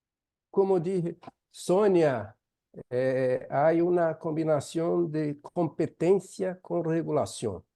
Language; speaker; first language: Spanish; non-native, fluent; Portuguese